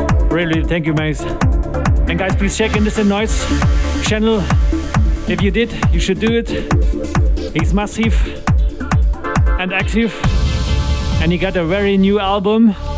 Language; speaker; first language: English; non-native, fluent; German